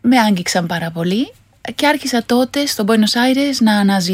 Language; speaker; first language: Greek; non-native, fluent; Spanish